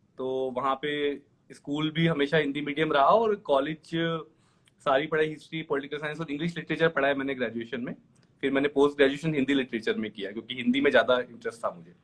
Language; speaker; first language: Hindi; native; Hindi